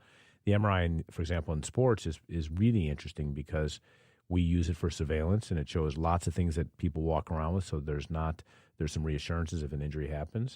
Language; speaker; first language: English; native; English